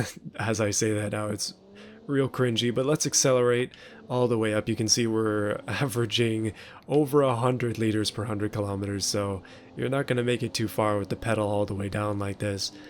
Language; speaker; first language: English; native; English